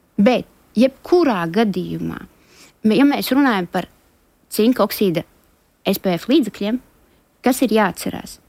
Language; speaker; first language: Latvian; non-native, local second language; Russian